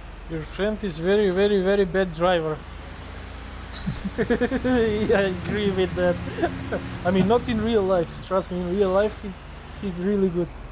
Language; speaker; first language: English; non-native, fluent; Macedonian